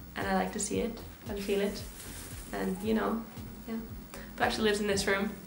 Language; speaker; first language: English; native; English